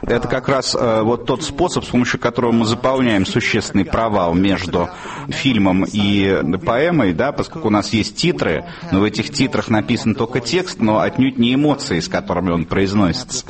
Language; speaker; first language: Russian; native; Russian